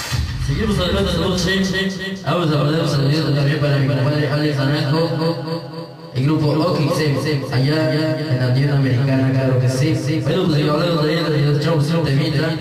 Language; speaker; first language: Spanish; native; Spanish